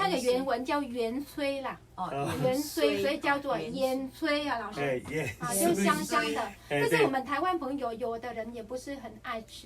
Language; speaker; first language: Chinese; non-native, fluent; Vietnamese